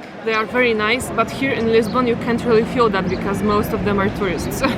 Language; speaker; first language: English; non-native, fluent; Polish